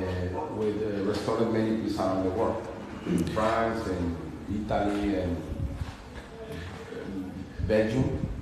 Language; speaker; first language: English; non-native, learner; Spanish